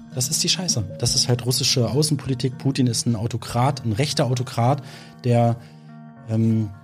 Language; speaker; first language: German; native; German